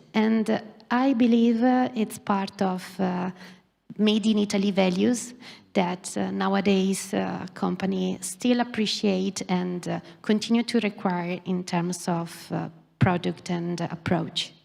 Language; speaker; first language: English; non-native, fluent; Italian